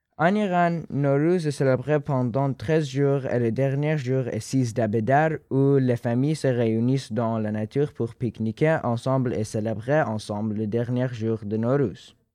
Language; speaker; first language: French; non-native, fluent; Persian